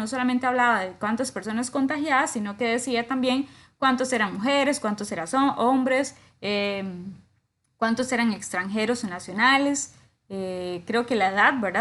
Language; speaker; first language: Spanish; native; Spanish